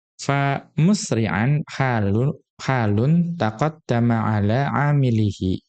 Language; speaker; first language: Arabic; non-native, fluent; Indonesian